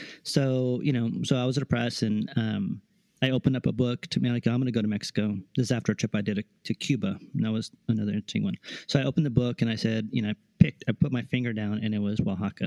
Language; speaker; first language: English; early bilingual, other home language; Spanish